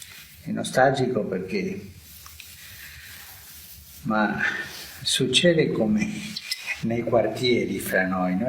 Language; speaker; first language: Italian; non-native, fluent; Spanish